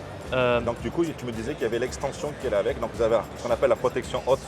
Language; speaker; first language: French; native; French